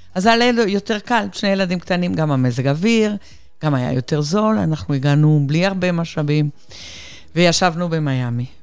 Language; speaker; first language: Hebrew; non-native, fluent; Spanish